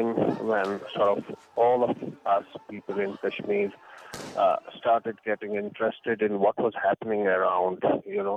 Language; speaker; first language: English; non-native, local second language; Kashmiri